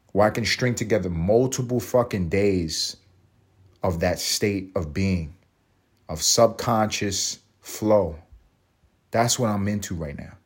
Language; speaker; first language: English; native; English